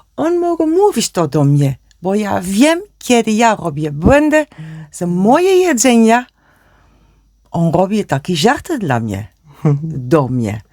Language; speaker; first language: Polish; non-native, learner; Dutch